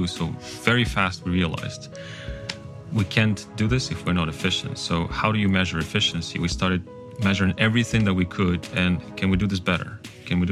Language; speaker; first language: English; non-native, fluent; Kazakh